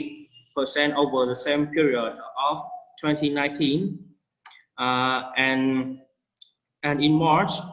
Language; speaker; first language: English; non-native, fluent; Vietnamese